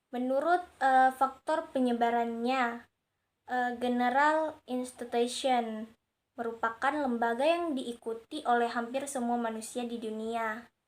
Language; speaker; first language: Indonesian; native; Indonesian